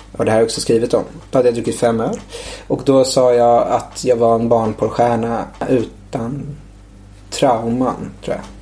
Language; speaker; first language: Swedish; native; Swedish